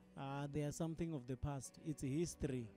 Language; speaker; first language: English; non-native, local second language; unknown